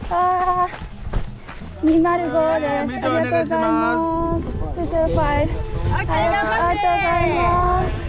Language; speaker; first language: Japanese; native; Japanese